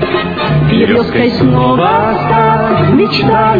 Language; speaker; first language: Russian; non-native, learner; Italian